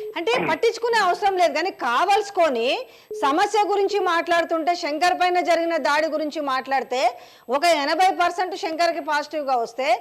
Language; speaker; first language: Telugu; native; Telugu